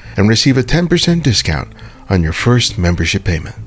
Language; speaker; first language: English; early bilingual, other home language; Spanish